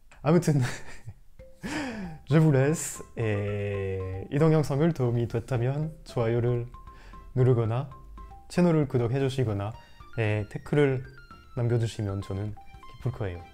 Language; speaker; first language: Korean; non-native, fluent; French